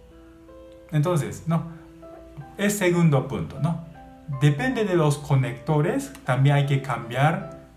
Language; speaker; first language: Spanish; non-native, learner; Japanese